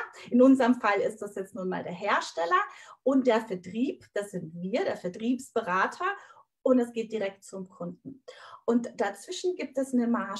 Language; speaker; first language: German; native; German